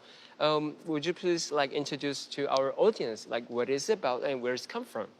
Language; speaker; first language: English; non-native, fluent; Chinese